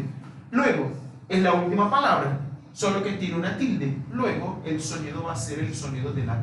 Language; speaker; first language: Spanish; non-native, fluent; Portuguese